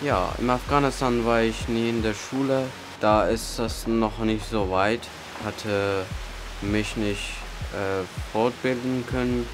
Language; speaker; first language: German; early bilingual, other home language; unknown